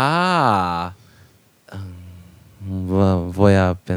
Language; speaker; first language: Spanish; non-native, learner; English